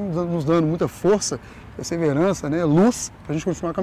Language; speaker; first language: Portuguese; native; Portuguese